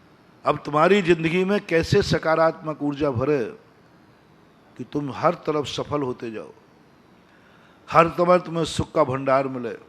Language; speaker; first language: Hindi; native; Hindi